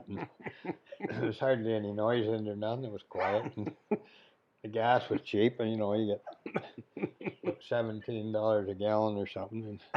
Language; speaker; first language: English; native; English